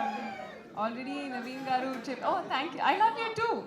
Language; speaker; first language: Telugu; non-native, local second language; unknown